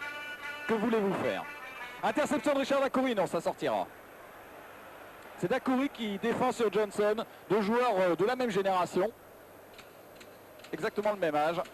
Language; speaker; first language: French; native; French